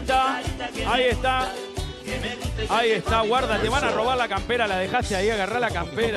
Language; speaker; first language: Spanish; native; Spanish